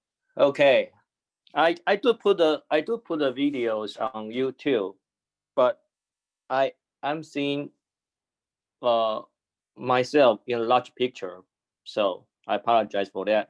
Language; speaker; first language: English; non-native, fluent; Chinese